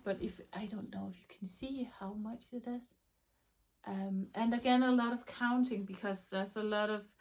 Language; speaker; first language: English; non-native, fluent; Danish